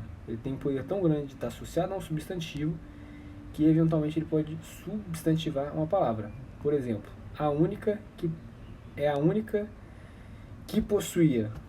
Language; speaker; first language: Portuguese; native; Portuguese